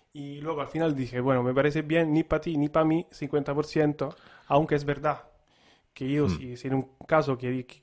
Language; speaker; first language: Spanish; non-native, fluent; Italian